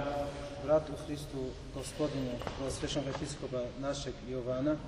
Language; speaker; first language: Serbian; non-native, learner; Arabic